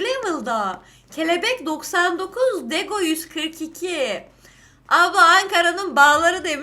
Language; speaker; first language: Turkish; native; Turkish